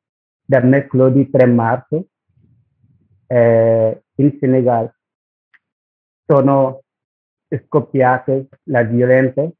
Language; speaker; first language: Italian; non-native, learner; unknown